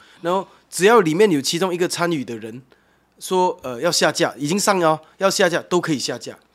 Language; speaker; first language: Chinese; native; Chinese